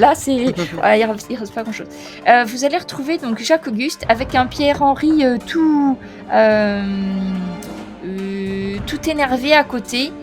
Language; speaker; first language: French; native; French